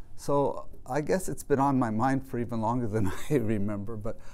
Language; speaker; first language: English; native; English